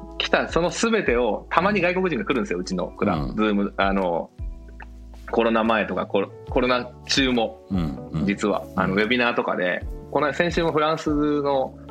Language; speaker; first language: Japanese; native; Japanese